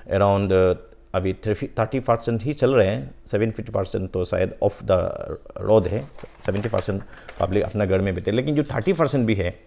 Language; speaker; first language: Hindi; non-native, local second language; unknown